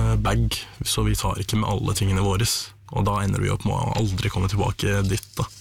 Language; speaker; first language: Norwegian; non-native, fluent; Arabic